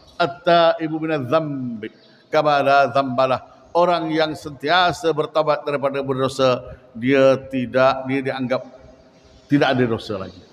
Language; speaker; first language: Malay; native; Malay